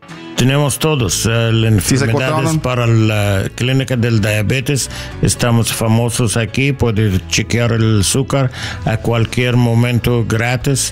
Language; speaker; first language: Spanish; non-native, learner; English